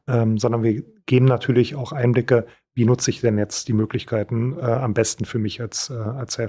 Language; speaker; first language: German; native; German